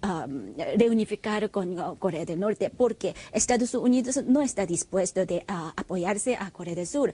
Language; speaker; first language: Spanish; non-native, fluent; Korean